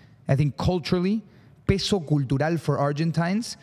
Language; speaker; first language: English; early bilingual, other home language; Spanish